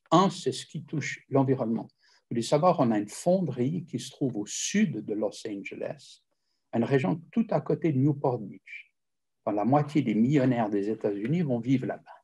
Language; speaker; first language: French; native; French